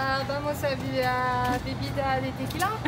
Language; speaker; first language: Spanish; non-native, learner; Japanese